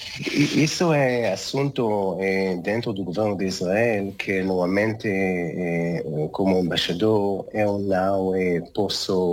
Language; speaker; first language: Portuguese; non-native, learner; Hebrew